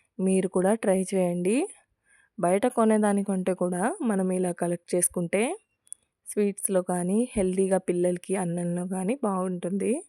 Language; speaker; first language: Telugu; non-native, local second language; Urdu